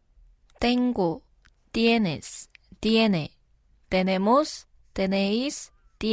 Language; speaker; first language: Spanish; non-native, learner; Korean